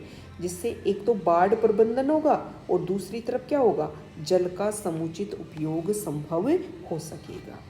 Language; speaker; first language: Hindi; native; Hindi